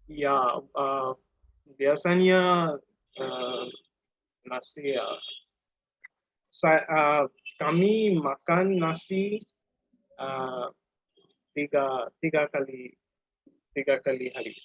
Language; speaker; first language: Indonesian; non-native, learner; Bangla